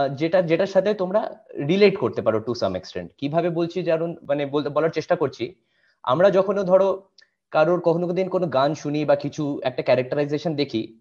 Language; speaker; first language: Bangla; non-native, local second language; Hindi